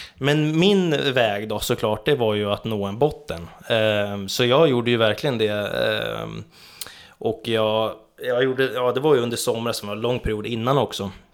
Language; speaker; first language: Swedish; native; Swedish